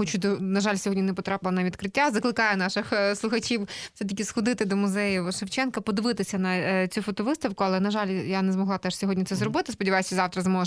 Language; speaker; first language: Ukrainian; native; Ukrainian